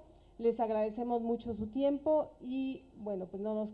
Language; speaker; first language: Spanish; native; Spanish